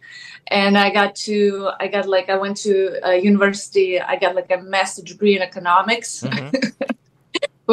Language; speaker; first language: English; non-native, fluent; Ukrainian